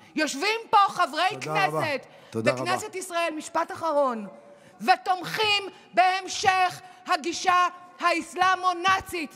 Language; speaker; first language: Hebrew; native; Hebrew